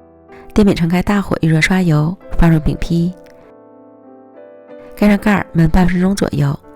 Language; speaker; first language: Chinese; native; Chinese